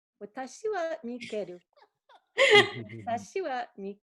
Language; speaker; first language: Japanese; non-native, fluent; English